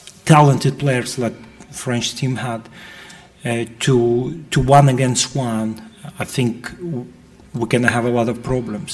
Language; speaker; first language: English; non-native, fluent; Russian